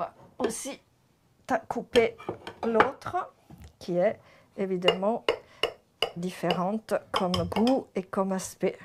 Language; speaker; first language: French; non-native, fluent; Italian